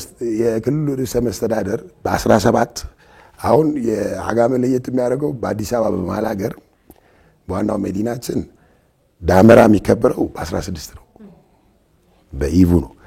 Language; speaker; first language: Amharic; non-native, local second language; Tigrinya